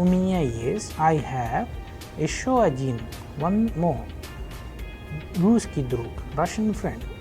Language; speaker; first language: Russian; non-native, fluent; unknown